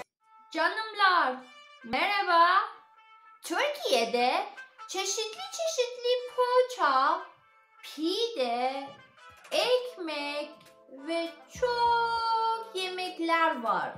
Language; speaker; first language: Turkish; non-native, learner; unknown